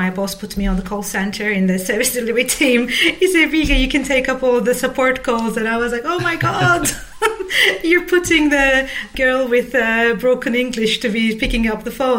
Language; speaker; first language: English; non-native, fluent; Turkish